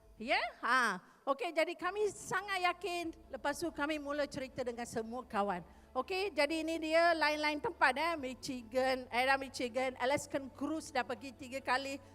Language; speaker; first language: Malay; non-native, local second language; Tamil